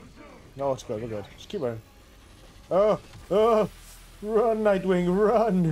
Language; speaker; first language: English; native; English